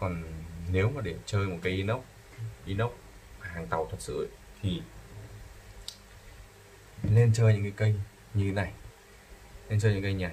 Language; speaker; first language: Vietnamese; native; Vietnamese